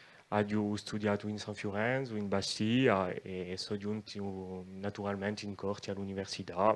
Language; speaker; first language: Italian; non-native, local second language; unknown